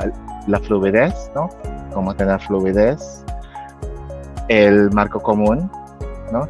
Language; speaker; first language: Spanish; non-native, fluent; Filipino